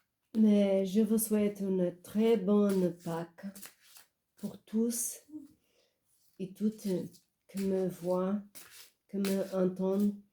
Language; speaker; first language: French; non-native, fluent; Portuguese